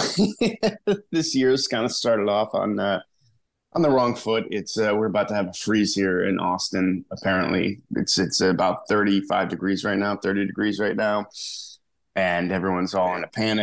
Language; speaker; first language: English; native; English